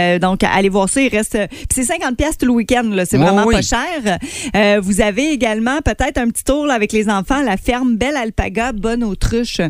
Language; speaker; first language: French; native; French